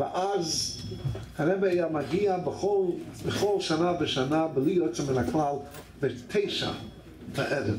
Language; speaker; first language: Hebrew; non-native, fluent; English